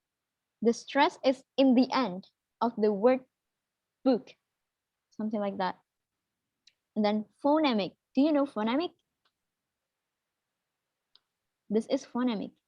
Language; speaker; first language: English; non-native, fluent; Indonesian